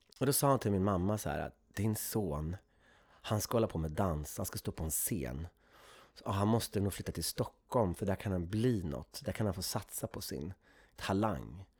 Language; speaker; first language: Swedish; native; Swedish